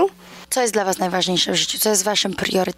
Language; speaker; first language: Polish; native; Polish